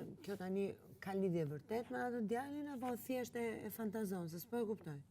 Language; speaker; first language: Albanian; native; Albanian